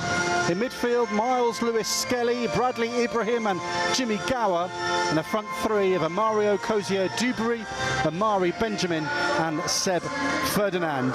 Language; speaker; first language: English; native; English